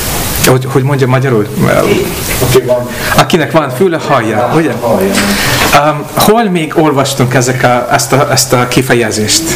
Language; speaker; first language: Hungarian; non-native, fluent; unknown